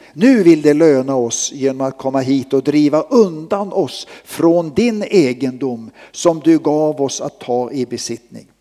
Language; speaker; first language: Swedish; native; Swedish